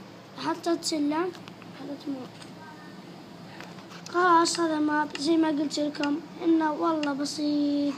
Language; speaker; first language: Arabic; native; Arabic